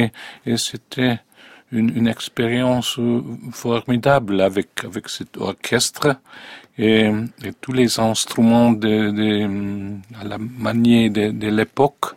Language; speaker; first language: French; non-native, fluent; Hungarian